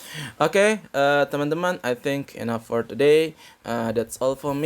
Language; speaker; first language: English; non-native, fluent; Indonesian